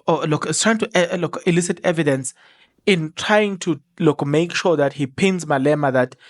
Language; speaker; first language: English; non-native, local second language; Zulu